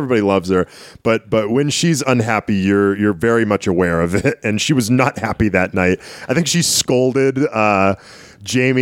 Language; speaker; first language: English; native; English